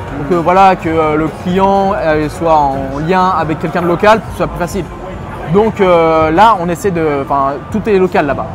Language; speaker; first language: French; native; French